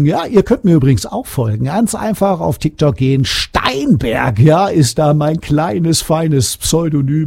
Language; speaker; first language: German; native; German